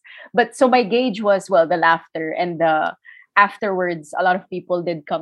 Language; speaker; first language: English; non-native, local second language; Filipino